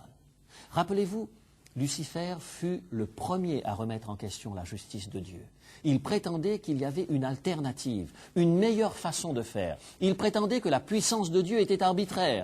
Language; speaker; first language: French; native; French